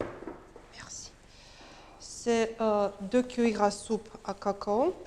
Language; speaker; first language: French; non-native, learner; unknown